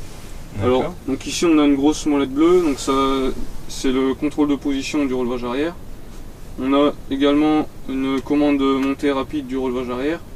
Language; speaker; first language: French; native; French